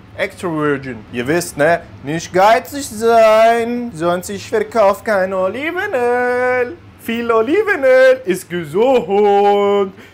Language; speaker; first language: German; early bilingual, other home language; Italian